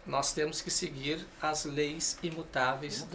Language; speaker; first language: Portuguese; native; Portuguese